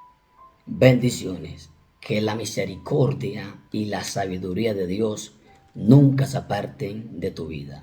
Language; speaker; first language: Spanish; native; Spanish